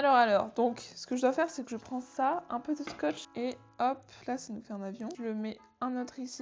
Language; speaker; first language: French; native; French